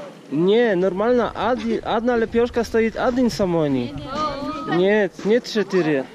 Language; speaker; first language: Russian; non-native, learner; Polish